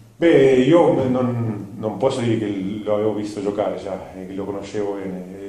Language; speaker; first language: Italian; non-native, fluent; Spanish